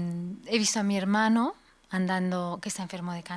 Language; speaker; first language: Spanish; native; Spanish